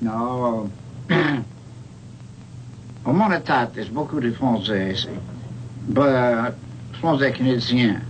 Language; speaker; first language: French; non-native, learner; English